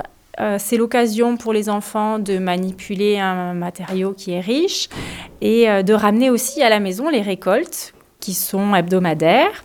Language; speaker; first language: French; native; French